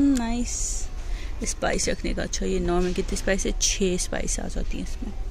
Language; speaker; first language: Urdu; native; Urdu